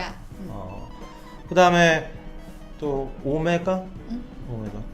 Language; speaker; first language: Korean; native; Korean